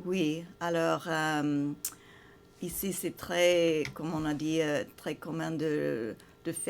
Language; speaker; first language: French; non-native, fluent; English